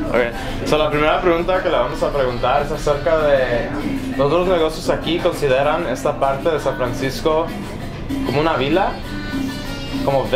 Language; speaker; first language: Spanish; early bilingual, other home language; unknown